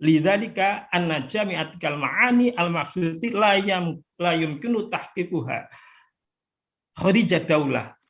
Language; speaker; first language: Arabic; non-native, fluent; Indonesian